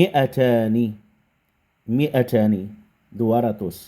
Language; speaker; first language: Arabic; non-native, fluent; Indonesian